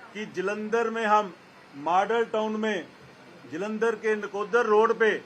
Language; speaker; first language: Hindi; non-native, local second language; Punjabi